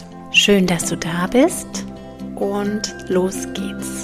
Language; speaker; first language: German; native; German